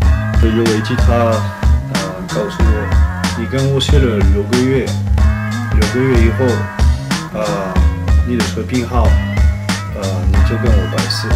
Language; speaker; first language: Chinese; non-native, fluent; French